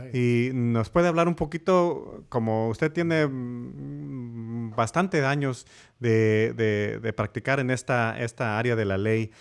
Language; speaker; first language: Spanish; early bilingual, heritage; English